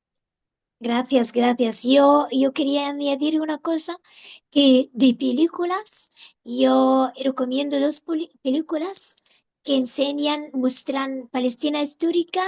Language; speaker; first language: Spanish; non-native, fluent; Arabic